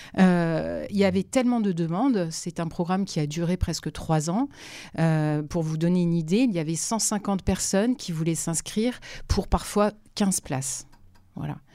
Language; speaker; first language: French; native; French